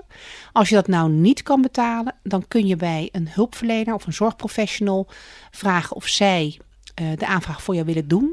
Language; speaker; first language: Dutch; native; Dutch